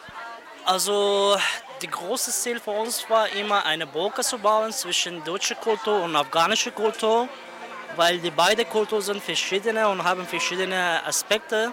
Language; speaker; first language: German; non-native, fluent; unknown